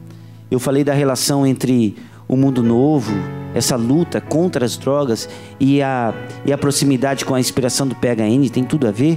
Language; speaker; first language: Portuguese; native; Portuguese